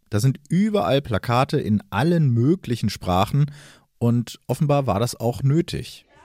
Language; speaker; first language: German; native; German